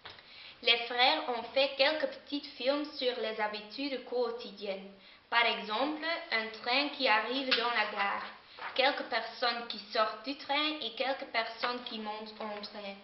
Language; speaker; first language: French; non-native, learner; Dutch